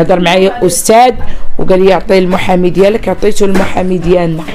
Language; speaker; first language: Arabic; native; Arabic